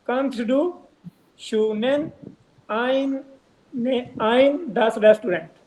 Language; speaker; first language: German; non-native, learner; Urdu